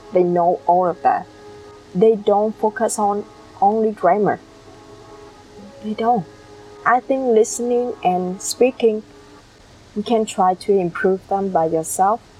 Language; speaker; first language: English; non-native, learner; Vietnamese